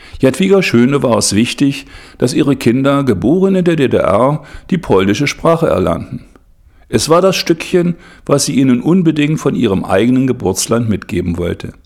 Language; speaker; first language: German; native; German